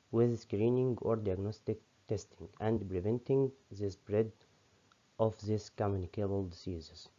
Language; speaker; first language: English; non-native, fluent; Arabic